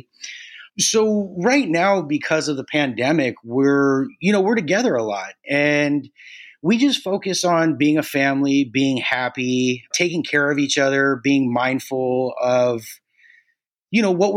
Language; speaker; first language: English; native; English